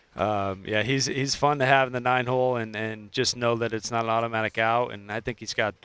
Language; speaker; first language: English; native; English